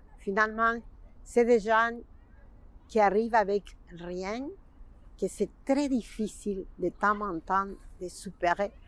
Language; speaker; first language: French; non-native, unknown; Spanish